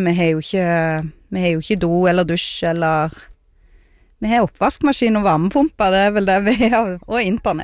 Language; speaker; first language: Norwegian; native; Norwegian